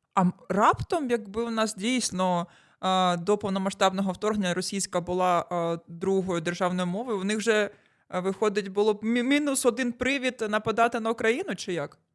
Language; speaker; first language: Ukrainian; non-native, local second language; Russian